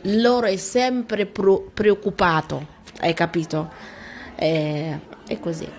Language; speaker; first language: Italian; non-native, learner; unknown